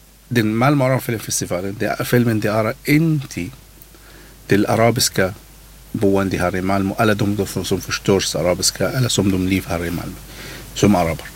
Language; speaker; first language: Swedish; non-native, learner; Arabic